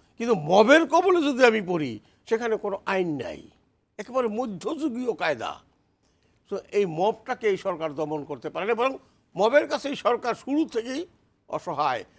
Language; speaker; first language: Bangla; native; Bangla